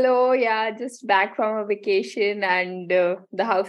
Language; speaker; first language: English; non-native, local second language; Hindi